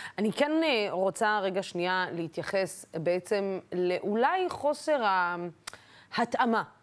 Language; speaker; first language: Hebrew; non-native, local second language; Arabic